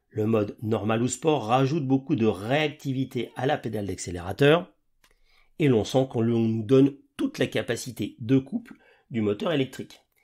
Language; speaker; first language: French; native; French